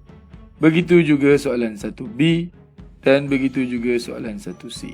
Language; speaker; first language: Malay; native; Malay